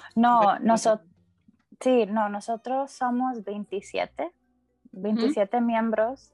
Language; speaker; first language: Spanish; early bilingual, heritage; Spanish